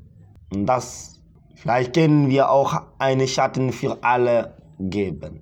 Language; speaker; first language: German; non-native, fluent; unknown